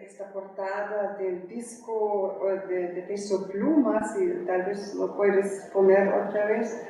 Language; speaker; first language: Spanish; non-native, fluent; German